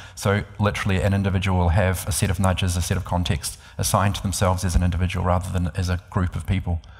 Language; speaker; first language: English; native; English